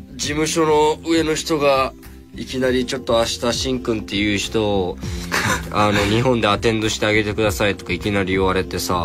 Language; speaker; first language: Japanese; native; Japanese